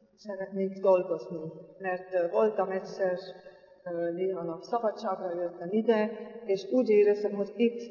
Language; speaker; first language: Hungarian; non-native, learner; German